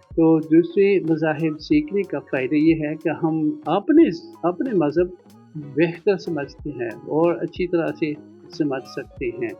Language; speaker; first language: Urdu; non-native, fluent; Dutch